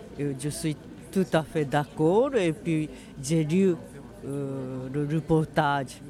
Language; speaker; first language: French; non-native, fluent; Japanese